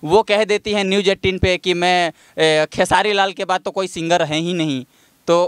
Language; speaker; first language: Hindi; non-native, local second language; Bhojpuri